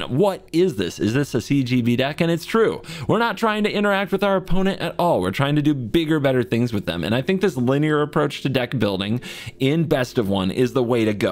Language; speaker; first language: English; native; English